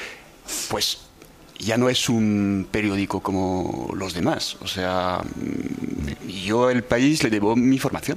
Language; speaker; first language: Spanish; non-native, fluent; French